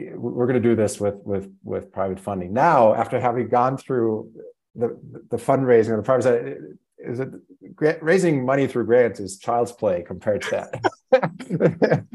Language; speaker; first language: English; non-native, fluent; German